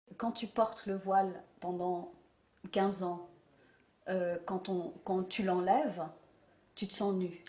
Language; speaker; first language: French; non-native, fluent; Persian